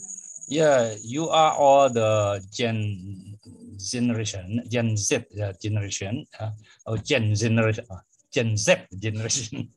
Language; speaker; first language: English; non-native, fluent; Indonesian